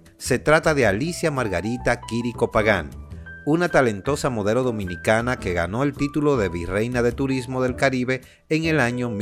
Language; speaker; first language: Spanish; native; Spanish